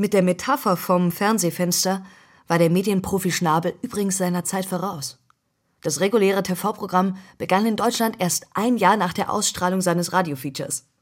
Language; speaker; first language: German; native; German